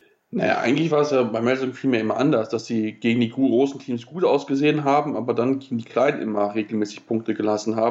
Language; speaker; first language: German; native; German